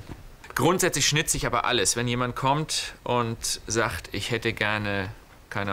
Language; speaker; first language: German; native; German